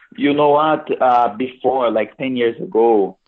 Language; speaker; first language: English; non-native, fluent; Portuguese